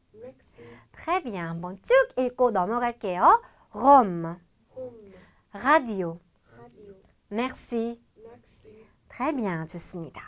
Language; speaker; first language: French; non-native, fluent; Korean